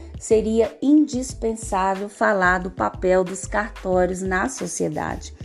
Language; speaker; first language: Portuguese; native; Portuguese